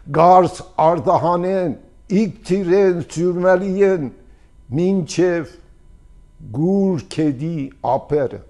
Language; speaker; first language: Armenian; early bilingual, heritage; Armenian